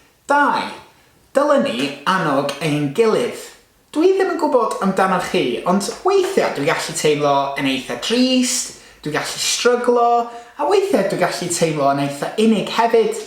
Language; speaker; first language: Welsh; non-native, local second language; English